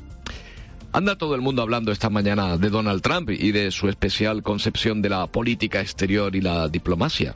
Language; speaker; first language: Spanish; native; Spanish